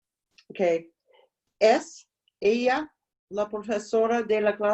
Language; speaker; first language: Spanish; non-native, learner; English